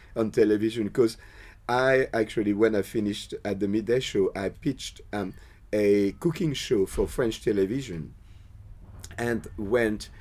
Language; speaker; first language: English; non-native, fluent; French